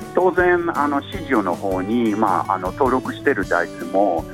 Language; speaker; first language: Japanese; non-native, fluent; English